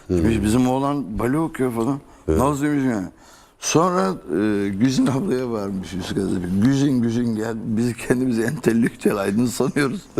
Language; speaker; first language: Turkish; native; Turkish